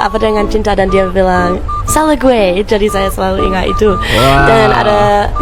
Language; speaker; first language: Indonesian; non-native, learner; English